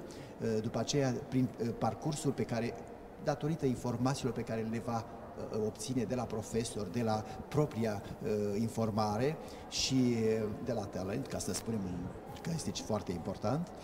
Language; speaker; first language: Romanian; native; Romanian